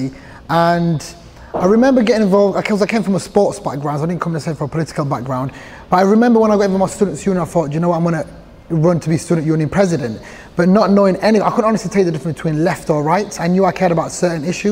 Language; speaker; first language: English; early bilingual, other home language; Somali